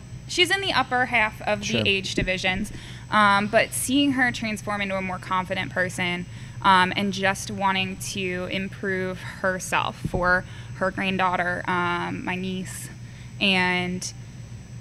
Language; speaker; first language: English; native; English